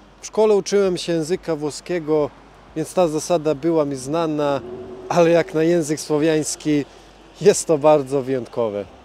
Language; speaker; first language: Polish; non-native, fluent; Serbian